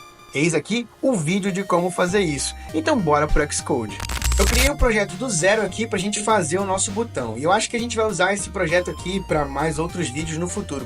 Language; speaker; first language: Portuguese; native; Portuguese